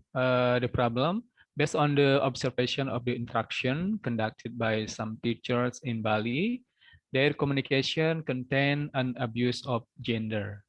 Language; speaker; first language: English; non-native, local second language; Indonesian